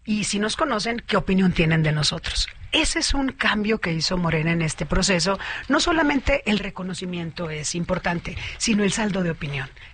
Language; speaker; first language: Spanish; native; Spanish